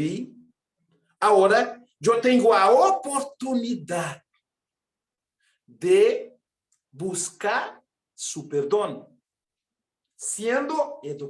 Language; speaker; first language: Spanish; non-native, learner; Portuguese